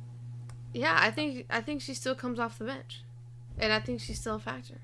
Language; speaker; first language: English; native; English